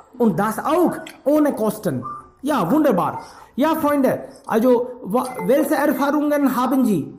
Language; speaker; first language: German; non-native, fluent; Hindi